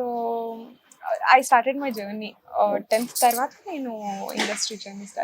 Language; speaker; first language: Telugu; non-native, local second language; Kannada